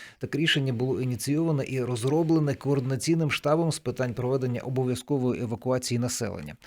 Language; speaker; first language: Ukrainian; native; Ukrainian